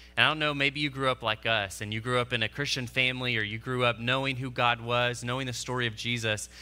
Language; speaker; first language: English; native; English